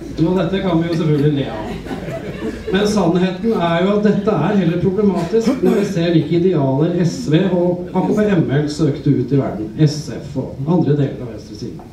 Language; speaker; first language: Norwegian; native; Norwegian